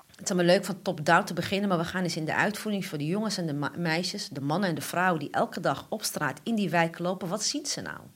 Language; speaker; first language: Dutch; early bilingual, other home language; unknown